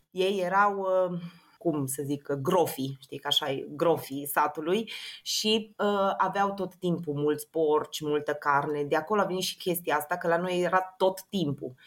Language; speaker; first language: Romanian; native; Romanian